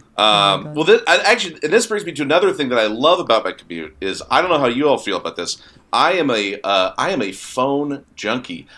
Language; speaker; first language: English; native; English